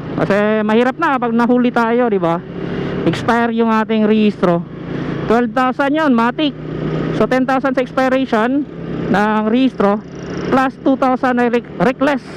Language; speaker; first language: Filipino; non-native, local second language; Cebuano